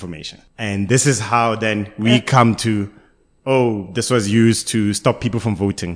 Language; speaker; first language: English; non-native, local second language; Tswana